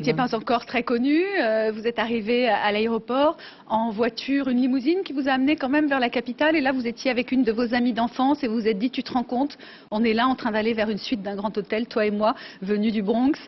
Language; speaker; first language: French; native; French